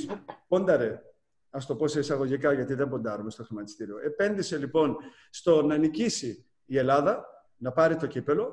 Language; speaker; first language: Greek; native; Greek